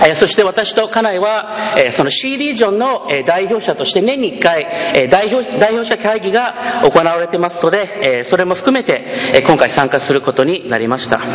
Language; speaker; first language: Japanese; early bilingual, heritage; Japanese